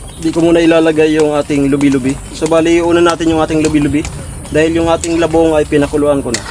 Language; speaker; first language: Filipino; non-native, local second language; Bikol